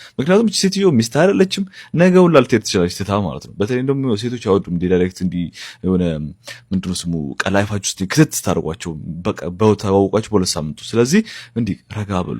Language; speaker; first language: Amharic; native; Amharic